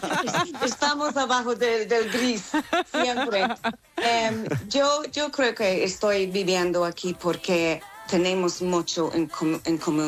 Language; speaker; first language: Spanish; non-native, fluent; English